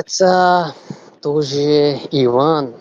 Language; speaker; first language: Russian; non-native, learner; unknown